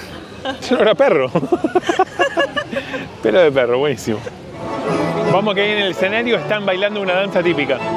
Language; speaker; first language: Spanish; native; Spanish